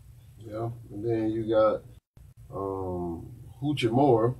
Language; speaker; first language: English; native; English